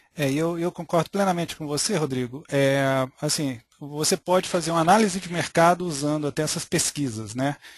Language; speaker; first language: Portuguese; native; Portuguese